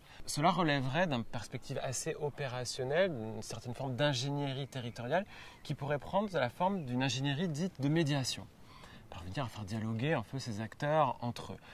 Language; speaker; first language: French; native; French